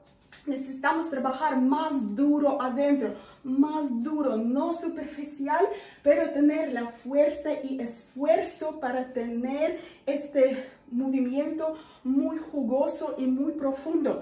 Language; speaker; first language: Spanish; non-native, learner; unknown